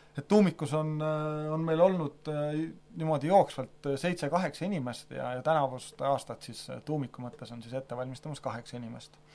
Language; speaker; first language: Estonian; native; Estonian